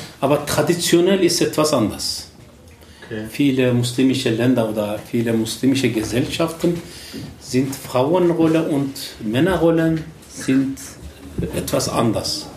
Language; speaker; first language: German; non-native, learner; Turkish